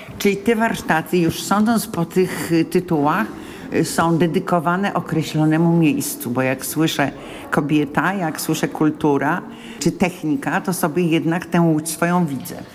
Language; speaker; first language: Polish; native; Polish